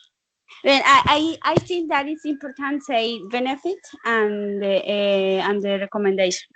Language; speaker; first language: English; non-native, learner; Spanish